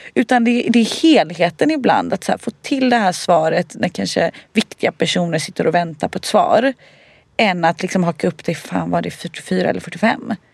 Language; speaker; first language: Swedish; early bilingual, other home language; Bosnian